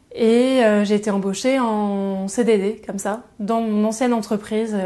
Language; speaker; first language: French; native; French